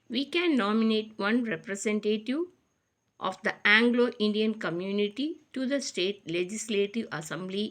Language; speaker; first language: English; non-native, local second language; Tamil